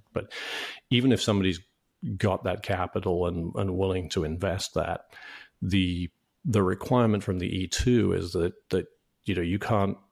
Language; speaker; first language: English; native; English